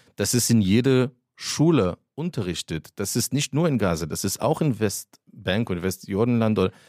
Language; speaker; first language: German; non-native, fluent; Hebrew